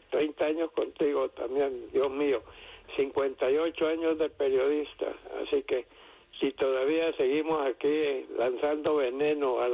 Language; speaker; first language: Spanish; native; Spanish